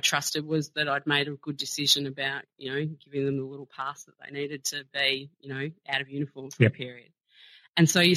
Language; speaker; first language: English; native; English